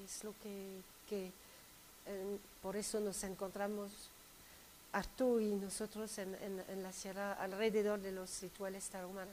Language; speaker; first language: Spanish; non-native, fluent; French